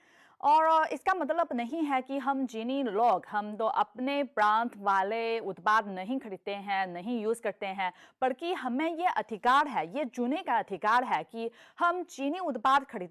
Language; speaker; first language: Hindi; non-native, fluent; Chinese